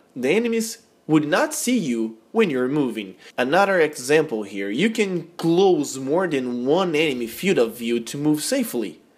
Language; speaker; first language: English; non-native, fluent; Portuguese